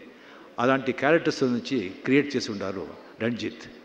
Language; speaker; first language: Telugu; non-native, local second language; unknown